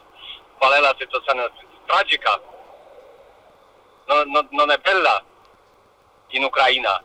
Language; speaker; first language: Italian; non-native, learner; Ukrainian